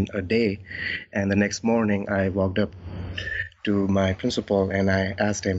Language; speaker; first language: English; non-native, local second language; Hindi